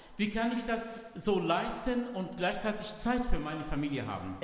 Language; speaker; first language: German; non-native, fluent; Arabic